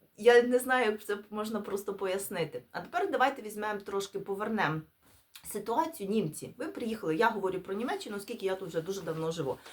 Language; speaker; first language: Ukrainian; non-native, local second language; Russian